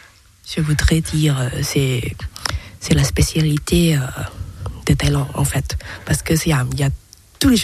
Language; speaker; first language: French; non-native, learner; Thai